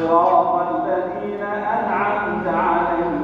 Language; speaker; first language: Indonesian; non-native, learner; Arabic